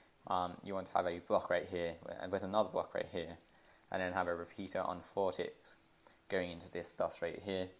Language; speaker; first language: English; native; English